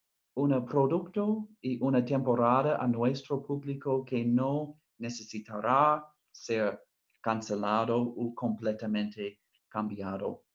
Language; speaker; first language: Spanish; non-native, fluent; English